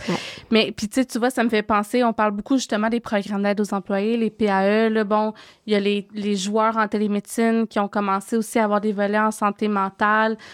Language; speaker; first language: French; native; French